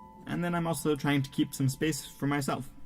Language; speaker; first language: English; native; English